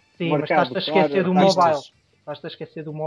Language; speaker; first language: Portuguese; native; Portuguese